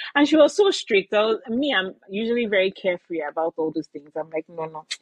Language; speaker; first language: English; non-native, local second language; Igbo